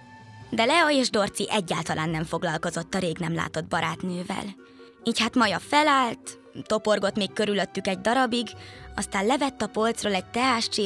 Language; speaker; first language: Hungarian; native; Hungarian